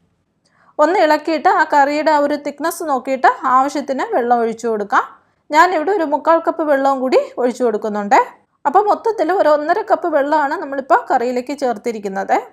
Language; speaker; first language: Malayalam; native; Malayalam